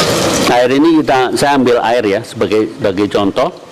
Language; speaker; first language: Indonesian; native; Indonesian